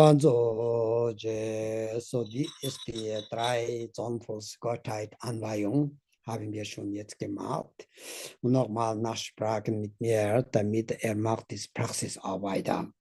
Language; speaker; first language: German; non-native, learner; Tibetan